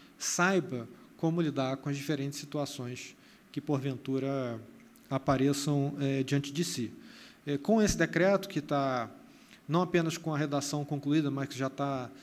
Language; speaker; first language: Portuguese; native; Portuguese